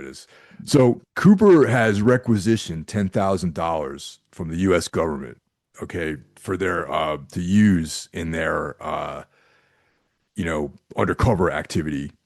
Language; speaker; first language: English; native; English